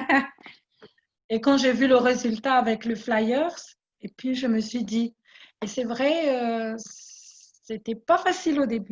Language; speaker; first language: French; non-native, local second language; Malagasy